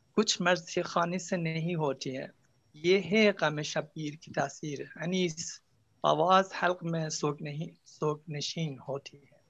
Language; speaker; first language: Urdu; non-native, fluent; Azerbaijani